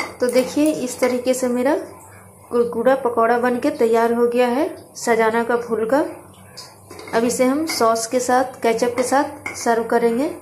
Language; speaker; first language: Hindi; native; Hindi